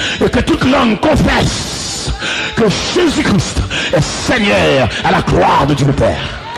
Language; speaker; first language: French; non-native, local second language; Haitian Creole